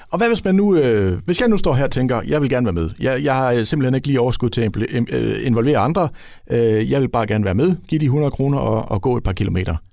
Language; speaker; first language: Danish; native; Danish